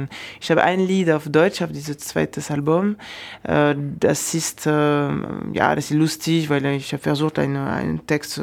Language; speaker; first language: German; non-native, fluent; French